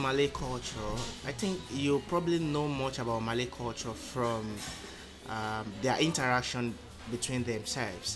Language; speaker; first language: English; non-native, local second language; Yoruba